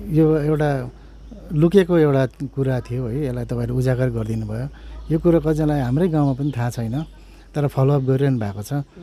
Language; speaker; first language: Nepali; native; Nepali